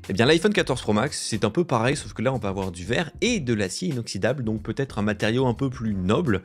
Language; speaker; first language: French; native; French